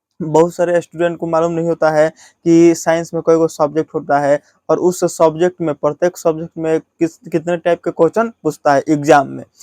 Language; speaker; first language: Hindi; native; Hindi